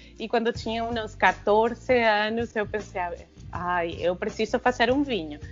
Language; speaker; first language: Portuguese; non-native, fluent; Spanish